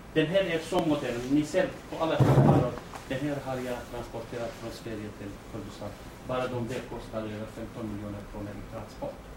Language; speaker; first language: Swedish; non-native, fluent; Kurdish